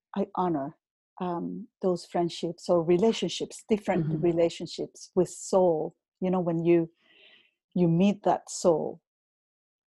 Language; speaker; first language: English; non-native, fluent; Spanish